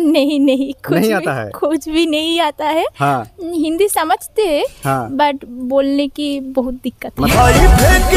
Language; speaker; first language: Hindi; non-native, local second language; Bangla